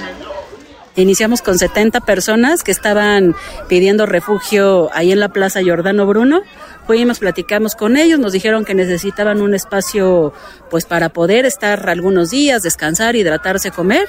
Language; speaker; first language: Spanish; native; Spanish